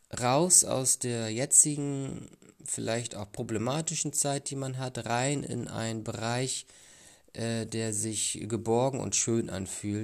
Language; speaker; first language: German; native; German